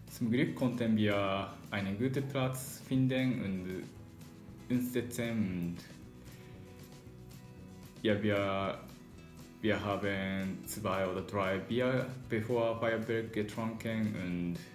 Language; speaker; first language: German; non-native, learner; Japanese